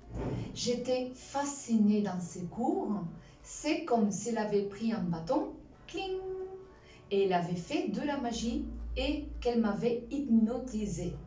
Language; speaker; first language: French; non-native, fluent; Spanish